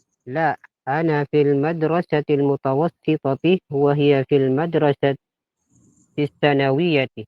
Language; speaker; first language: Arabic; non-native, learner; Filipino